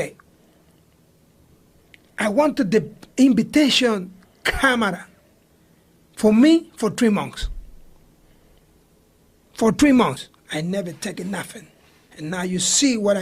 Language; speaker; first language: English; non-native, learner; Spanish